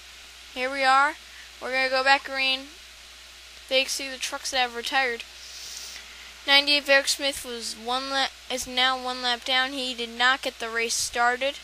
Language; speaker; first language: English; native; English